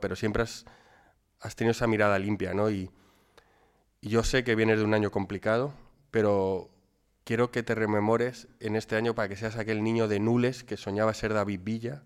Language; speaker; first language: Spanish; native; Spanish